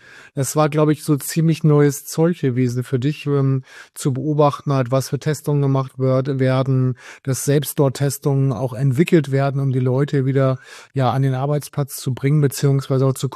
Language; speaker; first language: German; native; German